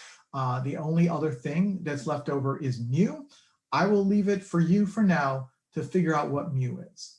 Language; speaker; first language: English; native; English